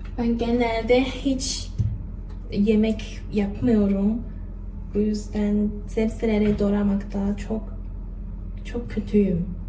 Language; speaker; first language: Turkish; non-native, learner; Chinese